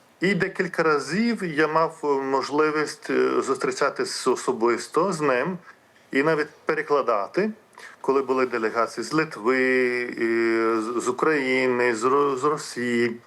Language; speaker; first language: Ukrainian; non-native, fluent; Lithuanian